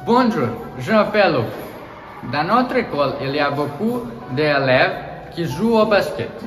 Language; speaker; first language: French; non-native, learner; Serbian